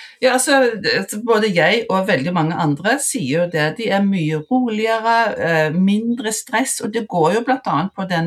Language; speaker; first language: Norwegian; native; Norwegian